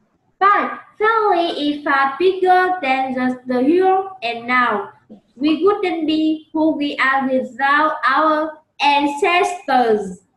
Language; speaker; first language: English; non-native, learner; Vietnamese